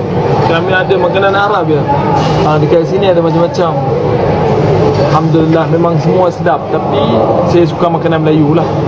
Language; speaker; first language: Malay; non-native, fluent; Arabic